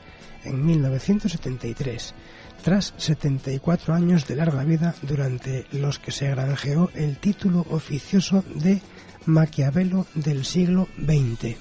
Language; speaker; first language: Spanish; native; Spanish